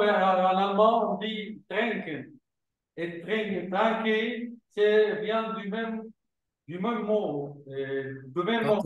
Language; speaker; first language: French; non-native, fluent; Arabic